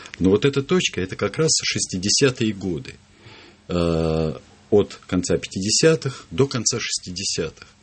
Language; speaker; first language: Russian; native; Russian